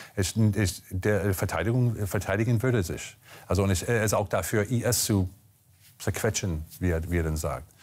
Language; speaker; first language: German; non-native, fluent; English